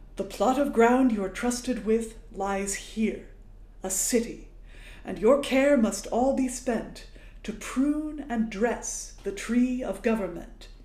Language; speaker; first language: English; native; English